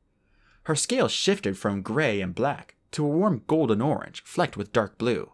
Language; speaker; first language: English; native; English